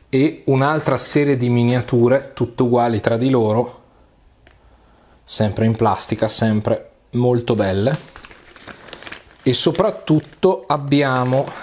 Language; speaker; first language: Italian; native; Italian